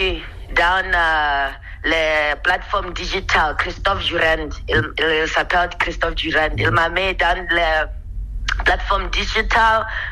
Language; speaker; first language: French; non-native, learner; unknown